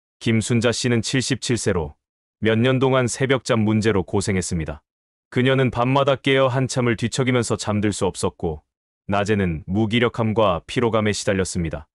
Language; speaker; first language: Korean; native; Korean